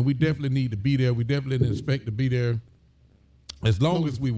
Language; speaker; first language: English; native; English